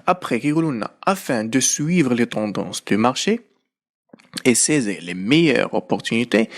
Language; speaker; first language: French; non-native, local second language; Arabic